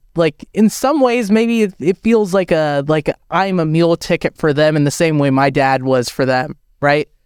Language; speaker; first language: English; native; English